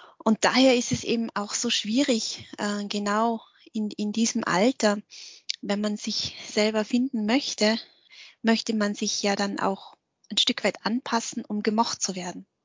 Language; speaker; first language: German; early bilingual, other home language; Vietnamese